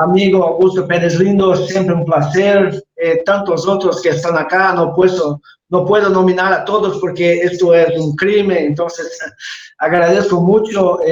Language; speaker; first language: Spanish; non-native, fluent; Portuguese